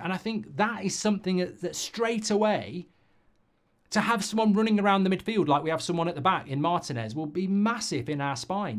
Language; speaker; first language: English; native; English